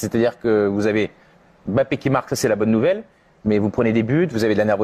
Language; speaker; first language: French; native; French